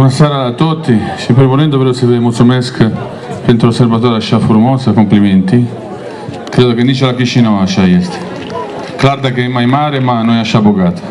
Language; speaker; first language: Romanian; non-native, learner; Italian